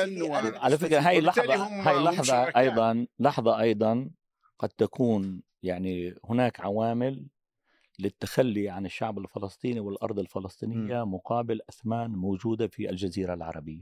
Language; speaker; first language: Arabic; native; Arabic